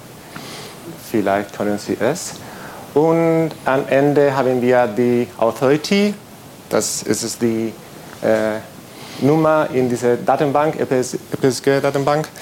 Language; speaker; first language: German; non-native, fluent; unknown